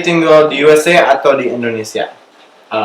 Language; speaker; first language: Indonesian; non-native, local second language; English